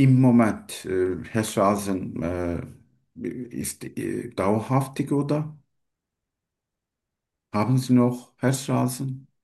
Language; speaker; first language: German; non-native, learner; Turkish